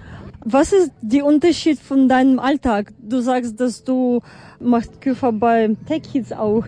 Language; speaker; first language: German; non-native, fluent; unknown